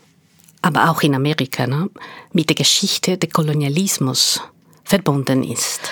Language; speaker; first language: German; non-native, fluent; Portuguese